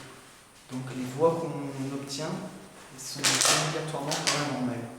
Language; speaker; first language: French; native; French